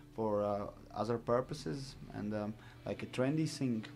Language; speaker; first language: English; non-native, fluent; Latvian